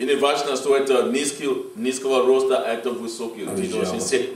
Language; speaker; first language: Russian; non-native, fluent; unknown